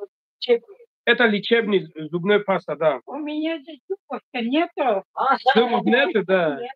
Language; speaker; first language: Russian; non-native, fluent; Tajik